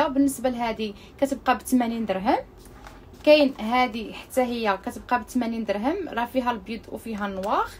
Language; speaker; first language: Arabic; native; Arabic